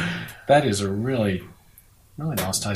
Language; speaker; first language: English; native; English